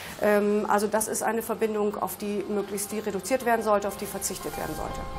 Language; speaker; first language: German; native; German